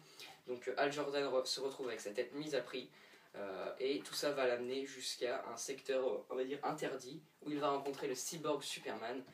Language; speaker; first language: French; native; French